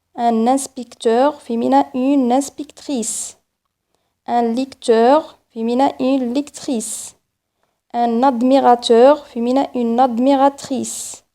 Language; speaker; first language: French; non-native, local second language; Arabic